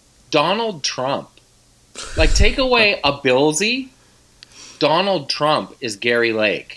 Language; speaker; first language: English; native; English